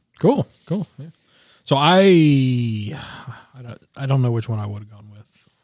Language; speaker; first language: English; native; English